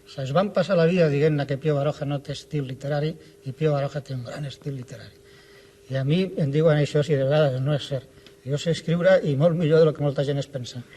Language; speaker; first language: Catalan; non-native, local second language; Spanish